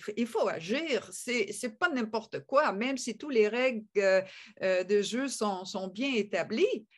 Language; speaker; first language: French; native; French